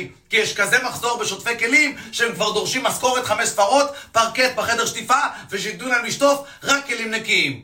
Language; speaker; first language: Hebrew; native; Hebrew